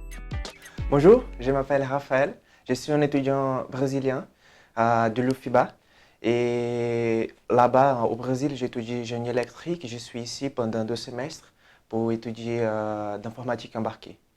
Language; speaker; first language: French; non-native, fluent; Portuguese